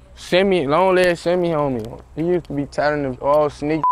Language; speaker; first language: English; native; English